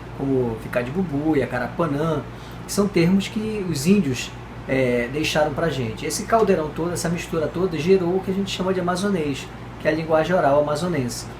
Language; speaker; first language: Portuguese; native; Portuguese